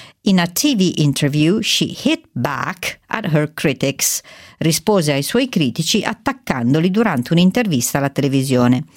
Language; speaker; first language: Italian; native; Italian